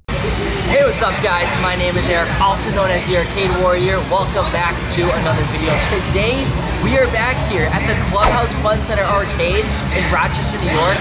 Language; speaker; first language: English; native; English